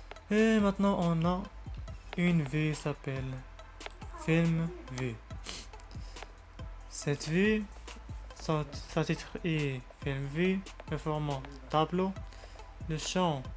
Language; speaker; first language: French; non-native, learner; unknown